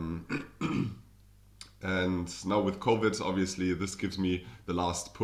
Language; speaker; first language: English; non-native, fluent; German